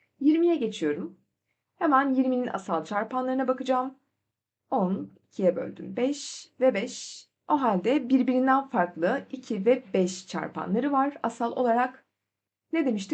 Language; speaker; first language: Turkish; native; Turkish